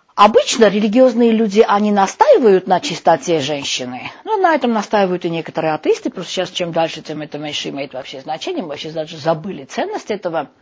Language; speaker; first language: Russian; non-native, local second language; Armenian